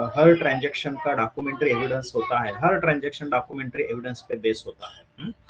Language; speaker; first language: Hindi; non-native, local second language; Marathi